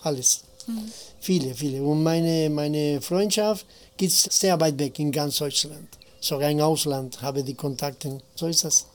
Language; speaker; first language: German; non-native, fluent; Spanish